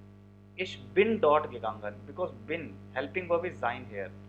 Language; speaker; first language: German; non-native, fluent; Hindi